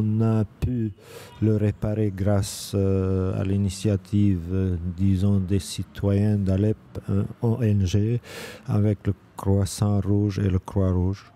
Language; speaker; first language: French; non-native, fluent; Arabic